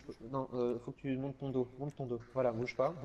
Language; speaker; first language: French; native; French